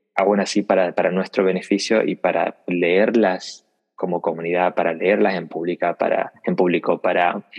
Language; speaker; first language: Spanish; native; Spanish